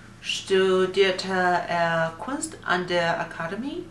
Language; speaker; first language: German; non-native, learner; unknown